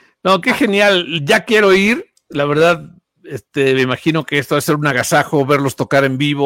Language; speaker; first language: Spanish; native; Spanish